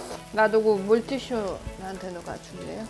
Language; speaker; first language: Korean; non-native, fluent; Russian